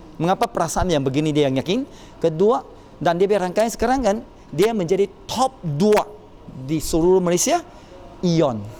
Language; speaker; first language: Malay; non-native, local second language; Chinese